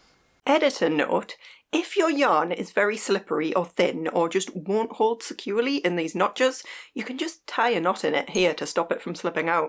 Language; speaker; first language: English; native; English